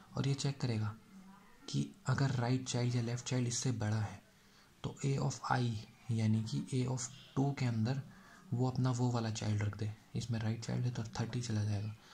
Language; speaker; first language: Hindi; native; Hindi